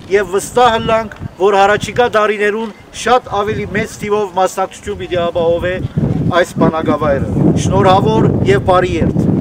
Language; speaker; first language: Armenian; early bilingual, heritage; Armenian